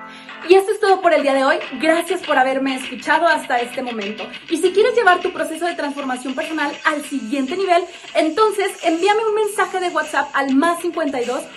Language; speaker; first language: Spanish; native; Spanish